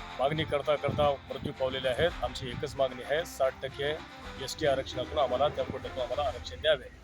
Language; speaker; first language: Marathi; non-native, local second language; Lambadi